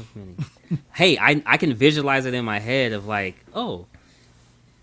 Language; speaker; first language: English; native; English